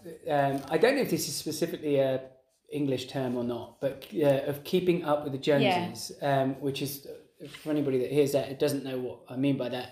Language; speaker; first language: English; native; English